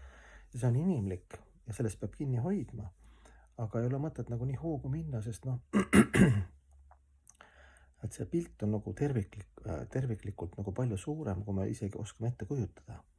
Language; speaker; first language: Estonian; native; Estonian